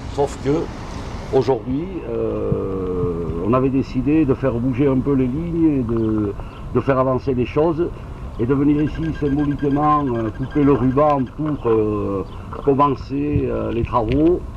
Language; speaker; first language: French; native; French